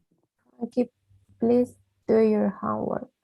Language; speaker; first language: English; non-native, learner; Portuguese